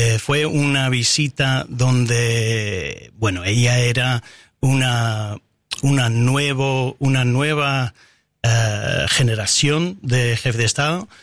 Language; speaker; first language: Spanish; non-native, fluent; English